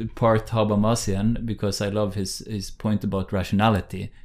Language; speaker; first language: English; non-native, fluent; Norwegian